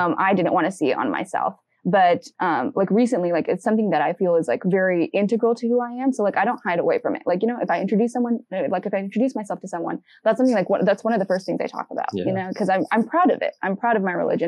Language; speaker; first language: English; native; English